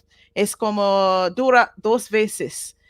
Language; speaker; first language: Spanish; non-native, learner; Japanese